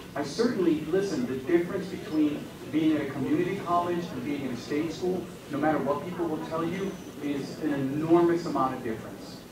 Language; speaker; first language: English; early bilingual, other home language; Spanish